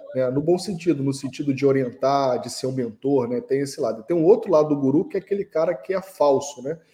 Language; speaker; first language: Portuguese; early bilingual, heritage; English